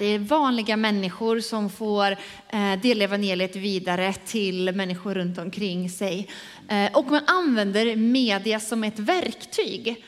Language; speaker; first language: Swedish; native; Swedish